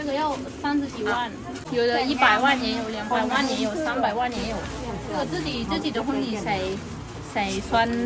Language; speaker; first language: Chinese; non-native, learner; Lao